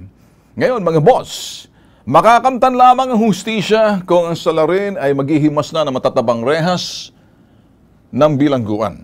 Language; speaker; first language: Filipino; native; Filipino